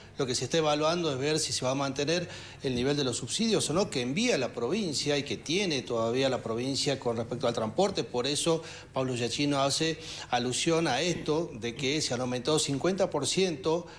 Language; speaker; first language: Spanish; native; Spanish